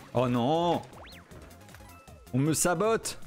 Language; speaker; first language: French; native; French